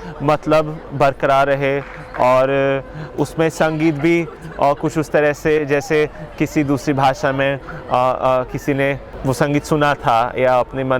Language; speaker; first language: Hindi; native; Hindi